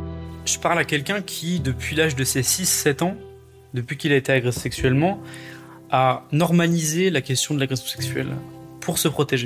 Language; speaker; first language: French; native; French